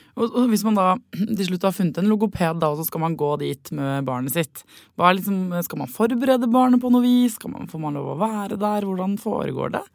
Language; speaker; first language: Norwegian; native; Norwegian